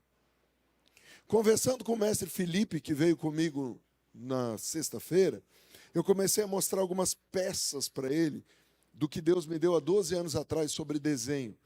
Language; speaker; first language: Portuguese; native; Portuguese